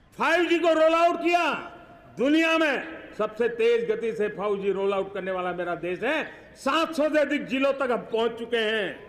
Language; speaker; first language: Hindi; non-native, local second language; Gujarati